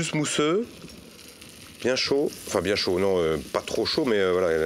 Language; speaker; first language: French; native; French